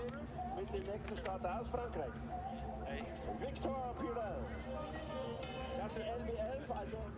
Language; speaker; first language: German; native; German